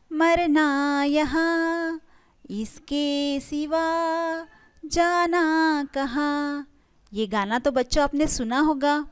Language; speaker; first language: Hindi; non-native, local second language; Marathi